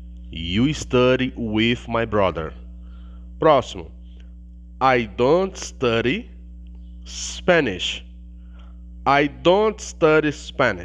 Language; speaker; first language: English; non-native, learner; Portuguese